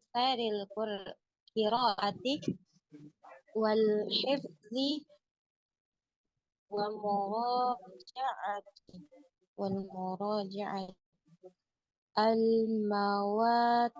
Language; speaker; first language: Arabic; non-native, learner; Indonesian